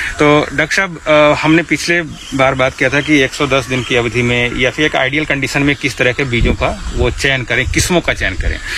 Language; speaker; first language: Hindi; native; Hindi